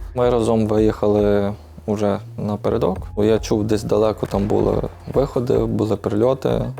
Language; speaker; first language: Ukrainian; native; Ukrainian